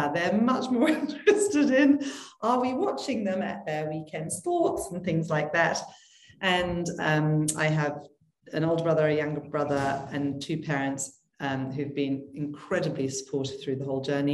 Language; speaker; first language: English; native; English